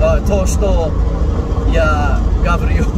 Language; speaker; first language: Russian; non-native, learner; English